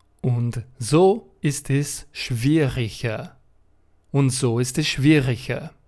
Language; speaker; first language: German; non-native, fluent; Romanian